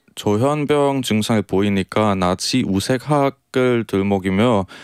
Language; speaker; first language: Korean; non-native, fluent; German